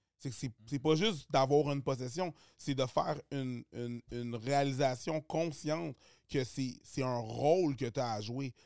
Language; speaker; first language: French; early bilingual, other home language; Haitian Creole